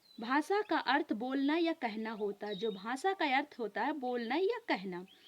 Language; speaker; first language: Hindi; native; Hindi